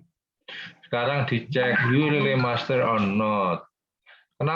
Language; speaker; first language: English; non-native, fluent; Indonesian